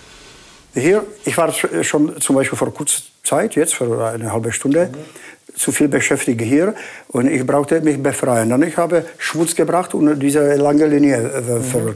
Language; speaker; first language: German; non-native, fluent; Czech